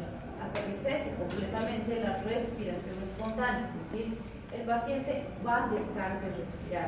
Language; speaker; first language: Spanish; native; Spanish